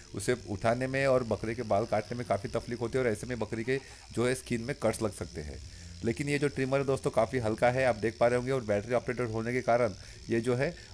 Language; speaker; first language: Hindi; non-native, local second language; Marathi